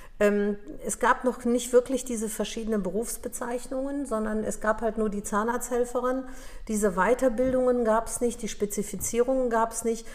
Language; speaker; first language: German; early bilingual, other home language; Polish